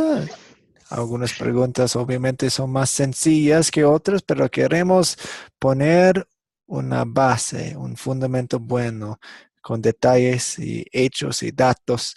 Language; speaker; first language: Spanish; non-native, fluent; English